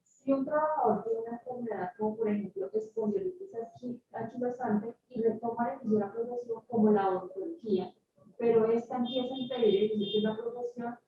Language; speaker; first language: Spanish; native; Spanish